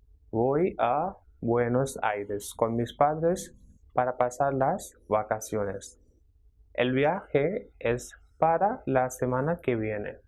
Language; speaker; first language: Spanish; non-native, fluent; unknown